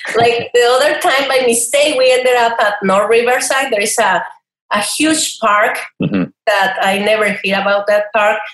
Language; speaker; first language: English; non-native, fluent; Spanish